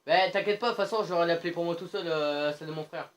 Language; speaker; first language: French; native; French